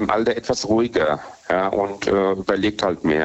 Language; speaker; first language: German; native; German